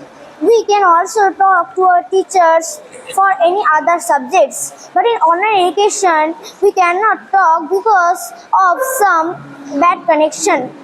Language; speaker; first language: English; non-native, learner; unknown